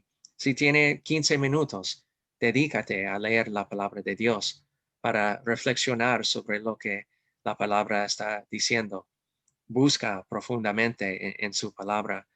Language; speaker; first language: Spanish; non-native, fluent; English